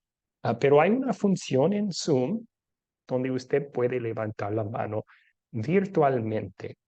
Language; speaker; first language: Spanish; non-native, fluent; English